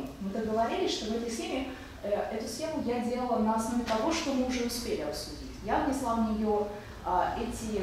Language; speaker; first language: Russian; native; Russian